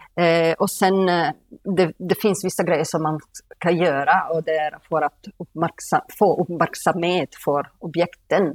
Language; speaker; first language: Swedish; non-native, fluent; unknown